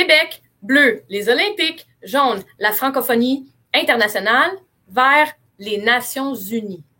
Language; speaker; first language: French; native; French